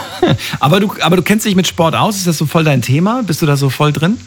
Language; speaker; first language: German; native; German